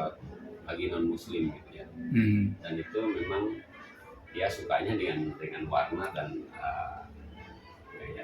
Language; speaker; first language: Indonesian; non-native, local second language; Sundanese